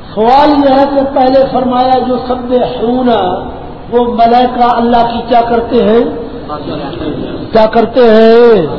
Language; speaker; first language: Urdu; non-native, local second language; Punjabi